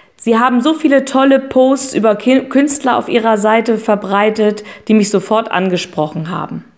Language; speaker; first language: German; native; German